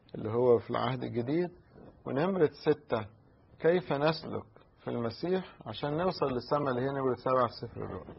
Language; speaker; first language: Egyptian Arabic; native; Egyptian Arabic